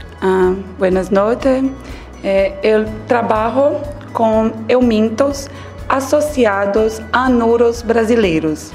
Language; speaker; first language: Spanish; non-native, learner; Portuguese